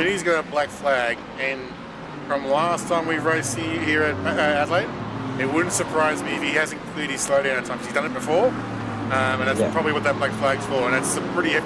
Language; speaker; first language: English; native; English